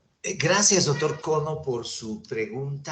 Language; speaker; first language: Spanish; native; Spanish